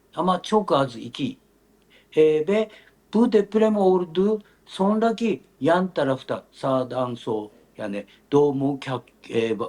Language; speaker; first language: Turkish; non-native, learner; Japanese